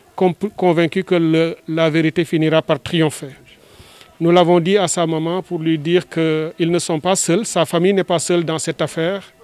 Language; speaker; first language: French; non-native, local second language; Wolof